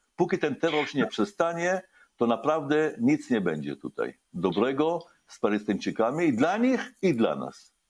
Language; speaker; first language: Polish; early bilingual, heritage; Hebrew